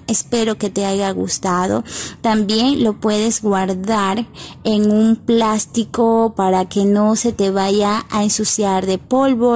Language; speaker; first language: Spanish; native; Spanish